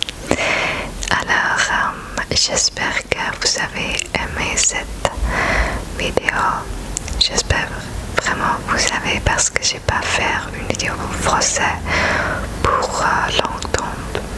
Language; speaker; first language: French; non-native, fluent; German